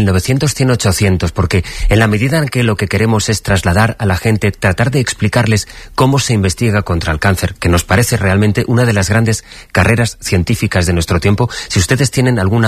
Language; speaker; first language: Spanish; native; Spanish